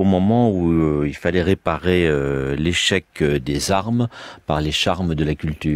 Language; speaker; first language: French; native; French